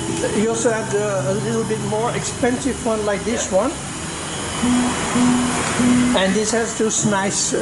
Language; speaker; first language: English; non-native, fluent; Dutch